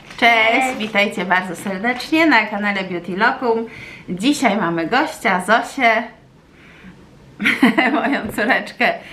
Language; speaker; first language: Polish; native; Polish